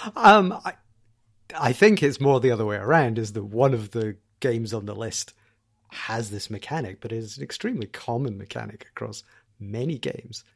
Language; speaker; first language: English; native; English